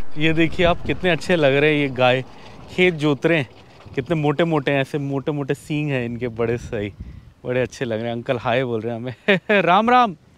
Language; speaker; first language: Hindi; non-native, local second language; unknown